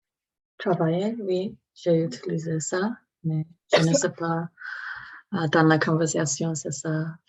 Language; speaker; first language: French; non-native, learner; English